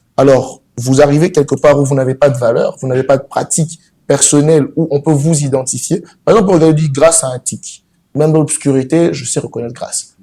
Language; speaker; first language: French; non-native, local second language; Lingala